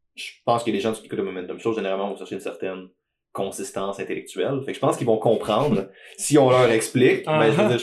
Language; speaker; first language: French; native; French